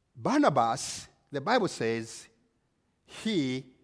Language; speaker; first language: English; non-native, local second language; Kinyarwanda